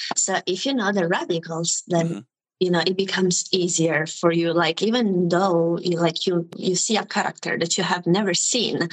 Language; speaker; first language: English; non-native, fluent; Italian